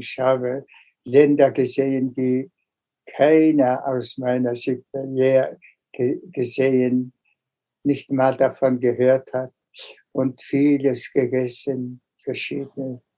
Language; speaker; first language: German; non-native, fluent; Mongolian